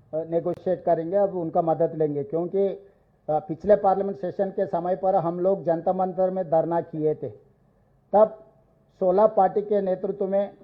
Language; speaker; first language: Hindi; non-native, local second language; Telugu